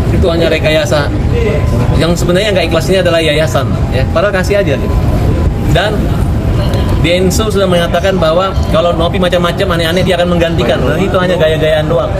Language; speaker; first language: Indonesian; native; Indonesian